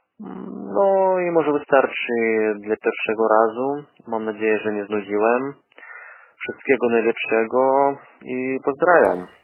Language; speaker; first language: Polish; non-native, learner; Russian